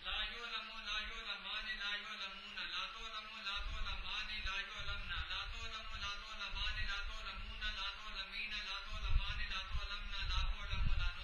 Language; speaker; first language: Arabic; non-native, learner; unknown